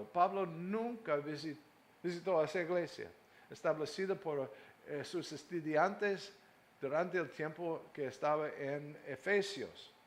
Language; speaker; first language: Spanish; non-native, fluent; English